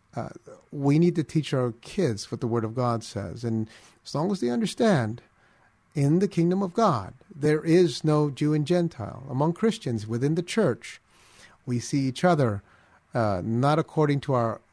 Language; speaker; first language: English; early bilingual, other home language; Filipino